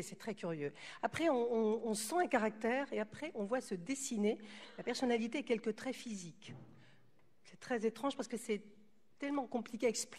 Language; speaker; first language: French; native; French